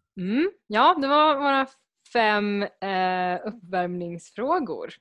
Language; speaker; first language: Swedish; native; Swedish